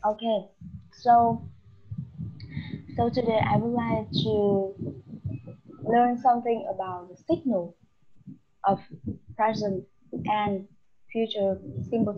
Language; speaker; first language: English; non-native, learner; Vietnamese